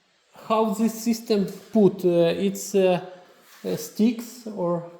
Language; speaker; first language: English; non-native, learner; Ukrainian